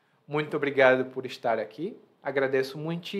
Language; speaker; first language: Portuguese; native; Portuguese